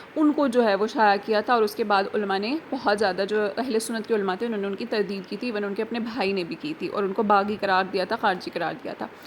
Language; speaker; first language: Urdu; native; Urdu